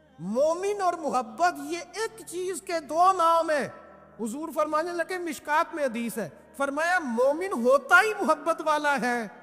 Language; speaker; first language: Urdu; non-native, local second language; Punjabi